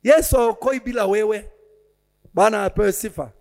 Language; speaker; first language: English; non-native, local second language; Swahili